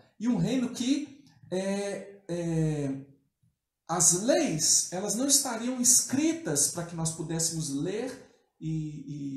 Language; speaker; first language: Portuguese; native; Portuguese